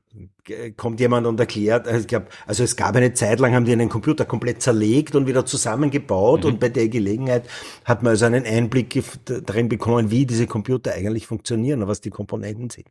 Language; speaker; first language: German; native; German